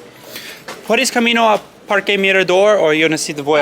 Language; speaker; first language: Spanish; non-native, learner; English